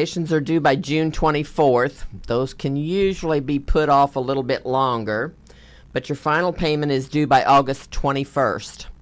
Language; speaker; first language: English; native; English